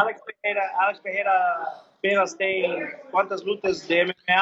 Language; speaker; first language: Portuguese; non-native, learner; English